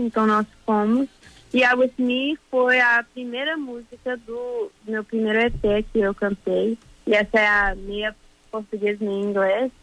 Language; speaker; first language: Portuguese; early bilingual, heritage; Portuguese